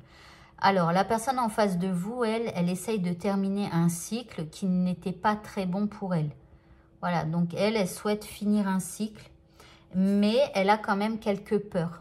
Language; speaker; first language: French; native; French